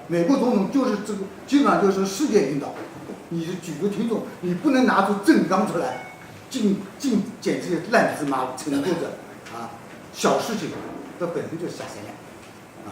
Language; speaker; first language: Chinese; native; Chinese